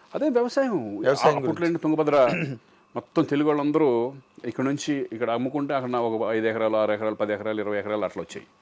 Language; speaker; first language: Telugu; native; Telugu